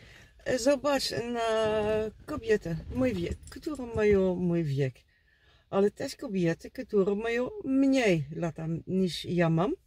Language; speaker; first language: Polish; non-native, learner; Dutch